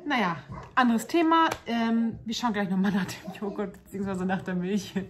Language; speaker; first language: German; early bilingual, other home language; Turkish